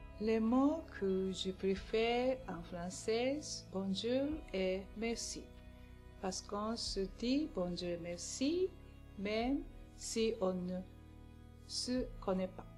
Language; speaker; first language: French; non-native, learner; Japanese